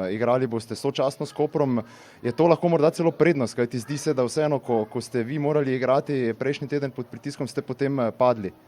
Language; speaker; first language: Slovenian; native; Slovenian